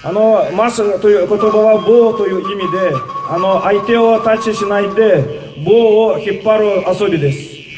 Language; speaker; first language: Japanese; non-native, fluent; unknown